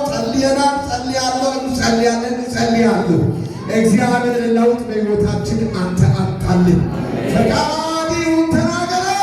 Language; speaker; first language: Amharic; non-native, local second language; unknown